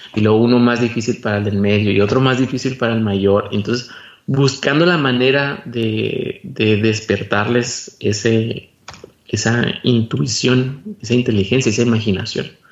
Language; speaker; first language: Spanish; native; Spanish